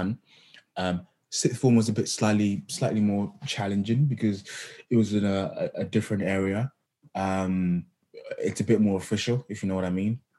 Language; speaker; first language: English; native; English